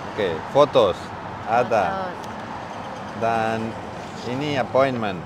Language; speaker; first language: Indonesian; non-native, learner; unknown